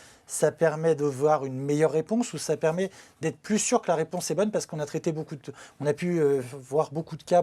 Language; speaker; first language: French; native; French